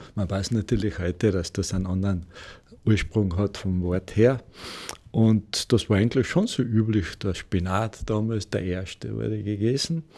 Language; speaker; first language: German; native; German